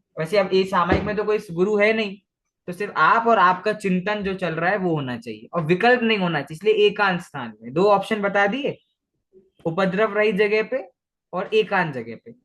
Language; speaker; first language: Hindi; non-native, local second language; Marathi